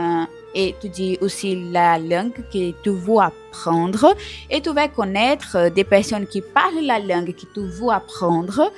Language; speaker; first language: French; non-native, learner; Portuguese